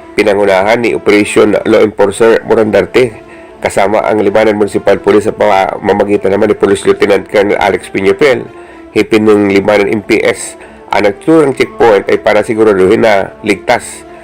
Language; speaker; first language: Filipino; non-native, local second language; Bikol